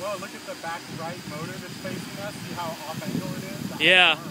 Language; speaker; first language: English; native; English